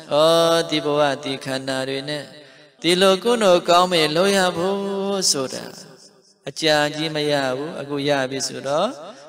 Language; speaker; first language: Burmese; non-native, local second language; Mon